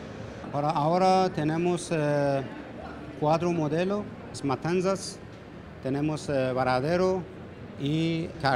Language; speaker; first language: Spanish; non-native, learner; Persian